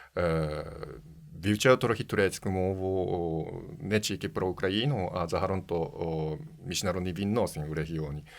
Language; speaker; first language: Ukrainian; non-native, fluent; Japanese